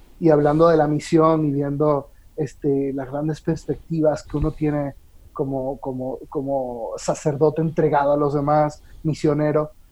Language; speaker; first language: Spanish; native; Spanish